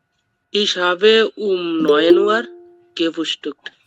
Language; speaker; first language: German; non-native, learner; Bangla